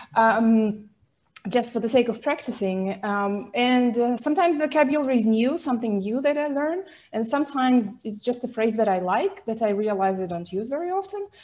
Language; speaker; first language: English; non-native, fluent; Russian